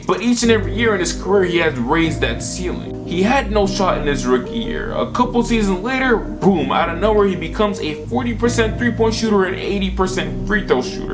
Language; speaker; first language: English; native; English